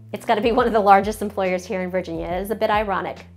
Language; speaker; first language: English; native; English